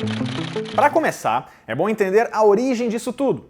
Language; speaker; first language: Portuguese; native; Portuguese